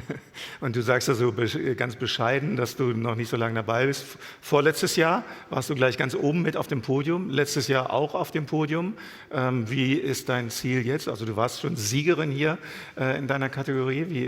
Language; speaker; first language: German; native; German